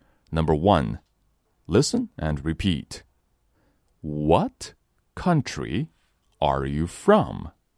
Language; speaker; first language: English; non-native, fluent; Chinese